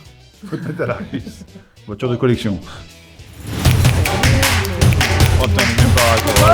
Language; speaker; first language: French; native; French